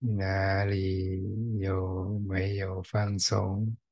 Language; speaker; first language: Chinese; non-native, fluent; Thai